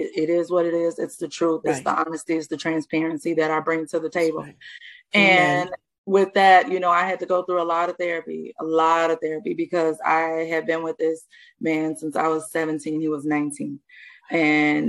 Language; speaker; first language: English; native; English